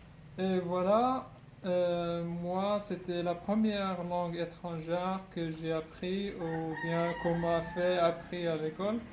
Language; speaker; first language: French; non-native, local second language; Arabic